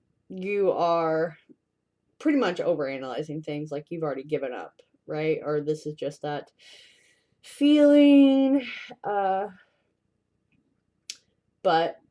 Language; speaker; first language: English; native; English